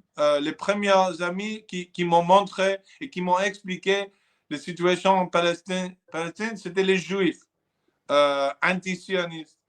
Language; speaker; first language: French; non-native, fluent; English